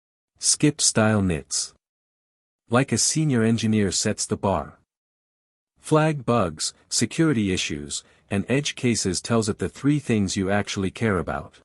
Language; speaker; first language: English; native; English